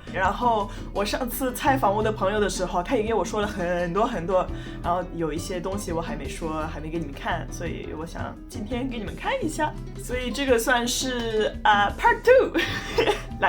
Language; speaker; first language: Chinese; non-native, fluent; French